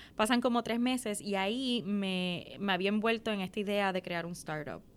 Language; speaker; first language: Spanish; native; Spanish